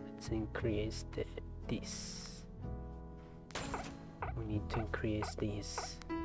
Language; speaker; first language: English; non-native, fluent; Spanish